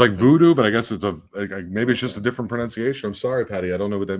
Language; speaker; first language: English; native; English